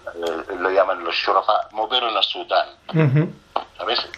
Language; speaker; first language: Spanish; non-native, fluent; Arabic